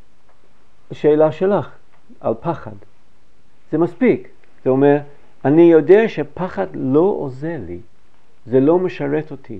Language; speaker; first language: Hebrew; non-native, fluent; English